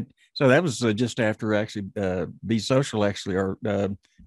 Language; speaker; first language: English; native; English